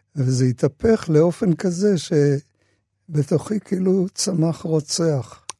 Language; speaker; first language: Hebrew; native; Hebrew